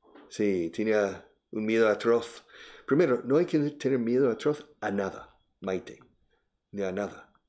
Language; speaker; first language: Spanish; non-native, fluent; English